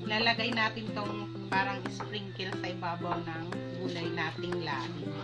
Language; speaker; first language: Filipino; non-native, local second language; Waray